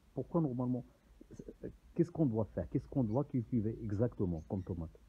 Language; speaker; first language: French; non-native, local second language; Arabic